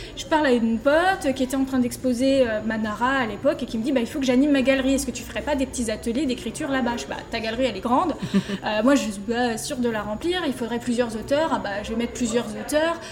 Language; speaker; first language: French; native; French